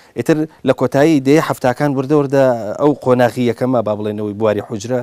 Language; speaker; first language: Central Kurdish; native; Central Kurdish